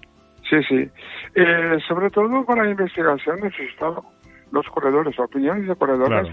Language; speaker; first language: Spanish; non-native, fluent; Japanese